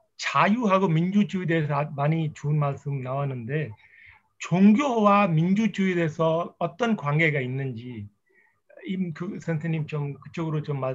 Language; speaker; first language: Korean; non-native, fluent; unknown